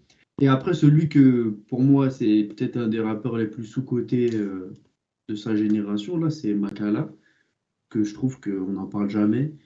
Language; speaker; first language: French; native; French